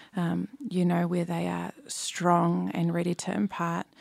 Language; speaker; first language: English; native; English